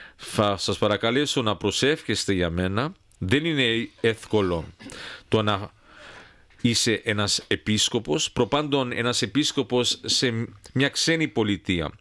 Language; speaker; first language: Greek; early bilingual, heritage; Greek